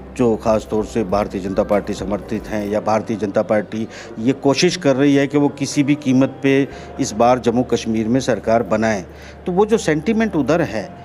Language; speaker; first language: Hindi; native; Hindi